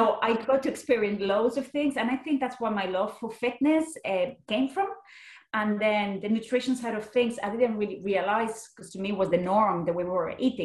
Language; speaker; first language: English; non-native, fluent; Spanish